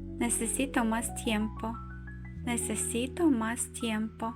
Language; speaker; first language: Spanish; non-native, fluent; Ukrainian